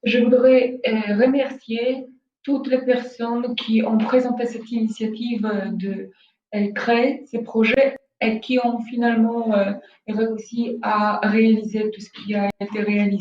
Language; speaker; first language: French; non-native, fluent; Polish